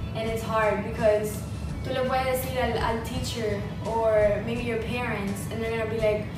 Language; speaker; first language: English; early bilingual, other home language; Spanish